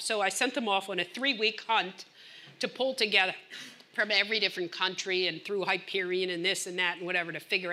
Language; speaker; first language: English; native; English